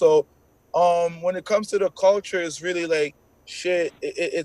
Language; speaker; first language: English; non-native, fluent; French